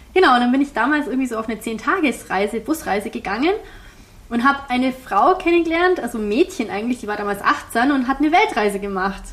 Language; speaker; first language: German; early bilingual, heritage; German